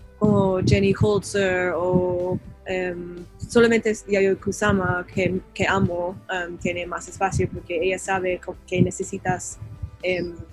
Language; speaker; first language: Spanish; non-native, learner; English